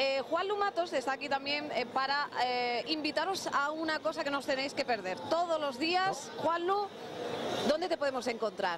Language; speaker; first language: Spanish; native; Spanish